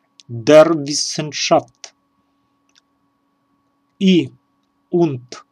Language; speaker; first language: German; non-native, learner; Russian